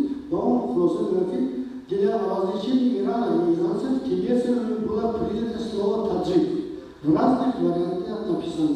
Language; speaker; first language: Russian; non-native, local second language; Tajik